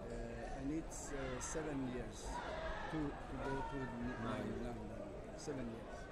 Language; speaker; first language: English; non-native, learner; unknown